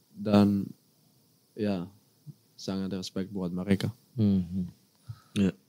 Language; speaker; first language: Indonesian; non-native, learner; Dutch